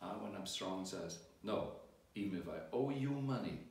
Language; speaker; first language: English; non-native, fluent; German